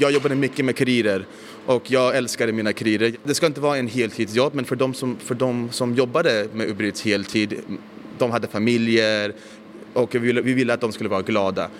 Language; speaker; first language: Swedish; non-native, fluent; English